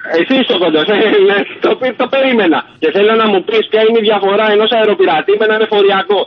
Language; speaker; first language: Greek; native; Greek